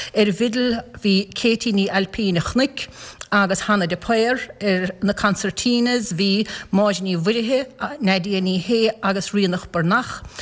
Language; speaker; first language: Irish; native; Irish